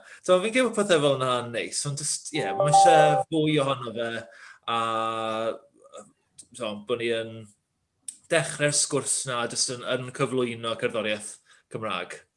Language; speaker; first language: Welsh; native; Welsh